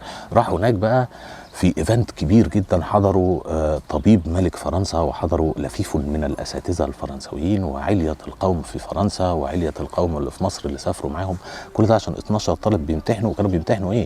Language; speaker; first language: Arabic; native; Arabic